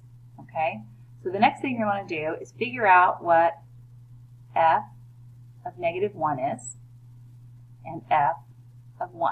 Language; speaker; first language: English; native; English